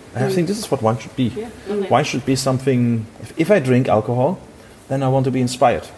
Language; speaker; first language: English; non-native, fluent; German